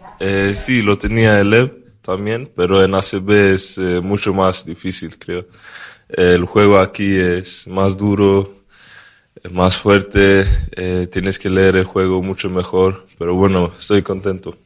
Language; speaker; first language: Spanish; non-native, fluent; Swedish